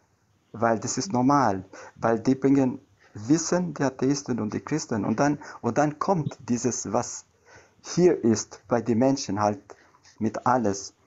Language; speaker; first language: German; non-native, learner; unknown